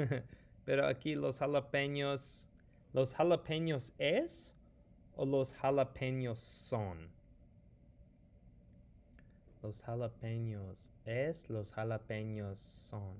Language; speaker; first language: Spanish; non-native, fluent; English